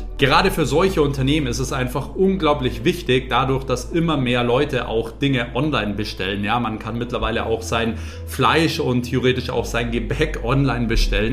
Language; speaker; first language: German; native; German